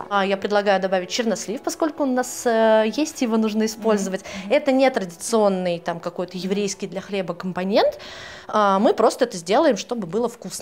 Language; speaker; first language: Russian; native; Russian